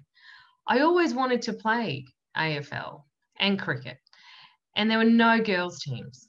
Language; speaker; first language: English; native; English